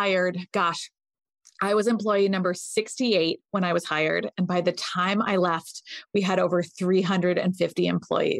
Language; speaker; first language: English; native; English